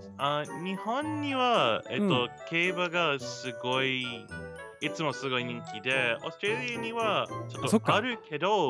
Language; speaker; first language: Japanese; non-native, learner; English